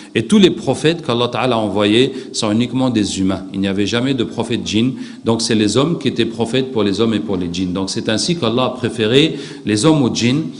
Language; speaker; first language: French; non-native, local second language; Arabic